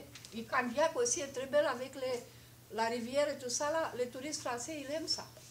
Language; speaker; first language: French; non-native, fluent; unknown